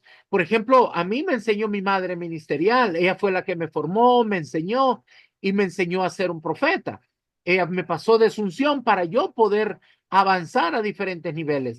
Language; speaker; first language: Spanish; native; Spanish